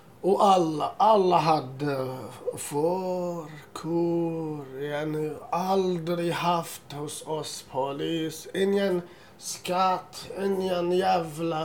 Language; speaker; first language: Swedish; non-native, learner; Assyrian Neo-Aramaic